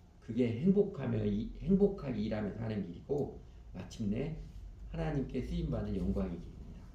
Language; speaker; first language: Korean; native; Korean